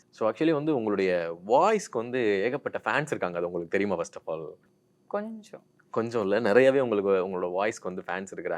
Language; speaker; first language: Tamil; native; Tamil